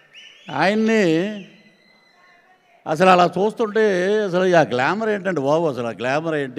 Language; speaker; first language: Telugu; native; Telugu